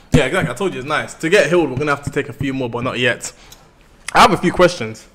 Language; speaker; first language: English; native; English